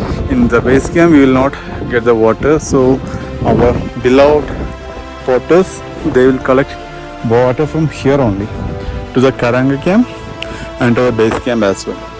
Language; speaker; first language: English; non-native, local second language; Malayalam